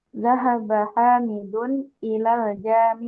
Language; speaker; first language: Arabic; non-native, learner; Indonesian